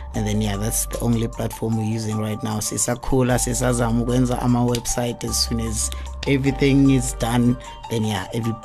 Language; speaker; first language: English; non-native, local second language; Zulu